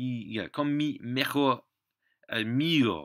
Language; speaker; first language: Spanish; non-native, fluent; English